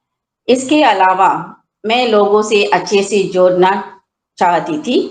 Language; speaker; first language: Hindi; non-native, learner; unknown